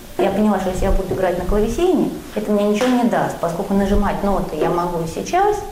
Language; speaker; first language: Russian; native; Russian